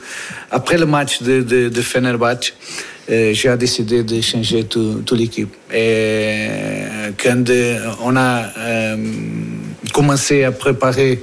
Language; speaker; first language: French; non-native, learner; Portuguese